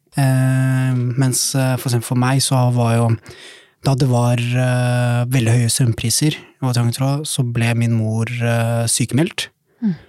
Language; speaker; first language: Norwegian; early bilingual, other home language; Somali